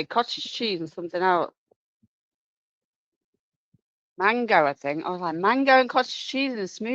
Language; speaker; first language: English; native; English